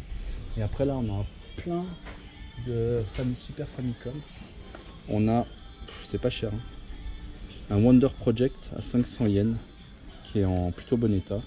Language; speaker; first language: French; native; French